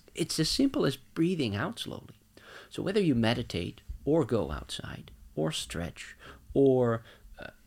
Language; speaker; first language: English; non-native, fluent; Dutch